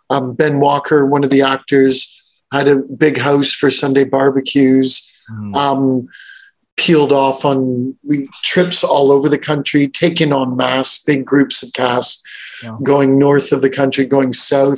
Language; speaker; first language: English; native; English